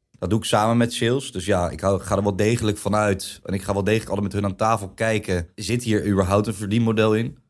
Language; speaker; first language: Dutch; native; Dutch